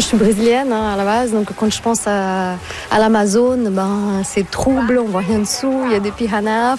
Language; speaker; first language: French; non-native, fluent; Portuguese